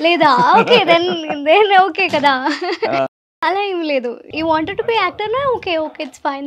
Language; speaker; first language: Telugu; non-native, learner; Malayalam